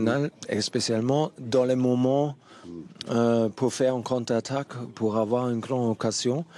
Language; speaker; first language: French; non-native, fluent; German